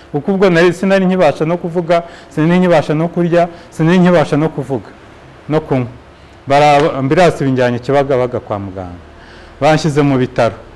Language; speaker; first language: Kinyarwanda; native; Kinyarwanda